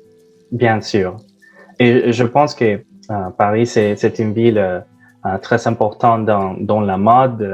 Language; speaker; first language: French; non-native, fluent; Spanish